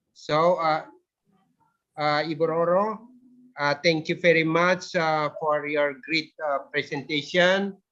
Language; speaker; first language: English; non-native, fluent; Indonesian